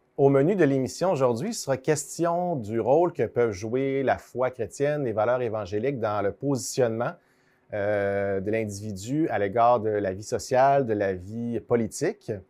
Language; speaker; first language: French; native; French